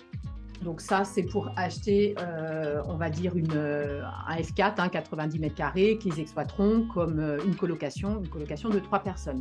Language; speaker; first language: French; native; French